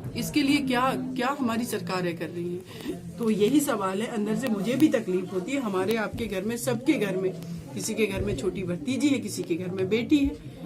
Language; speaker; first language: Hindi; native; Hindi